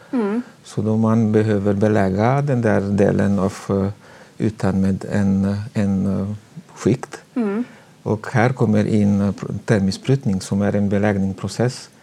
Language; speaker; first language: Swedish; non-native, fluent; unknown